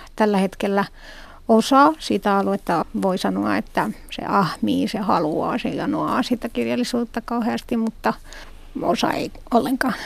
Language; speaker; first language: Finnish; non-native, fluent; Arabic